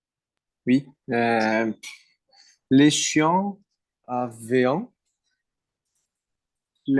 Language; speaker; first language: French; non-native, learner; Portuguese